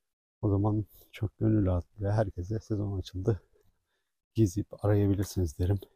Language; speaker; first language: Turkish; native; Turkish